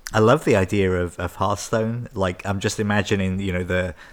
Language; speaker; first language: English; native; English